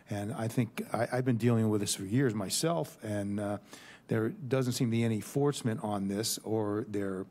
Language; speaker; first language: English; native; English